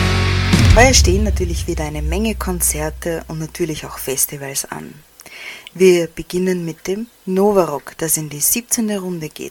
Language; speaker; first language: German; native; German